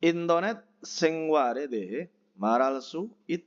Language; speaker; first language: Korean; non-native, fluent; Indonesian